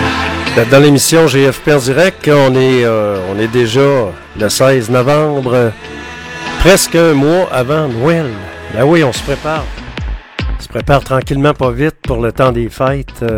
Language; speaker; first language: French; native; French